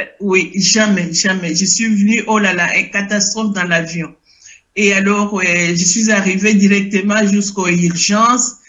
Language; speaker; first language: French; non-native, local second language; Lingala